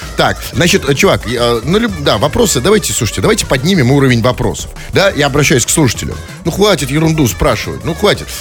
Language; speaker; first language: Russian; native; Russian